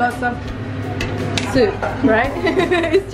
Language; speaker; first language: English; non-native, learner; Indonesian